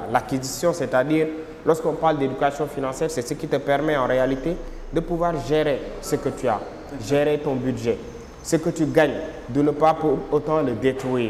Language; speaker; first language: French; non-native, local second language; Wolof